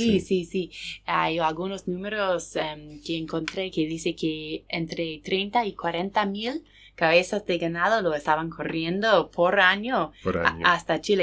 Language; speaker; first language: Spanish; non-native, fluent; English